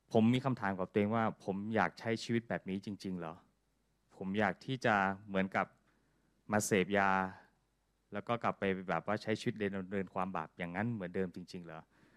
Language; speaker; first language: Thai; native; Thai